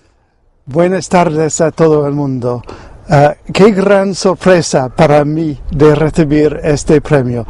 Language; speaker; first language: Spanish; non-native, fluent; English